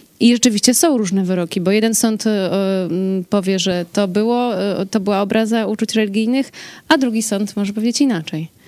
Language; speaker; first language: Polish; native; Polish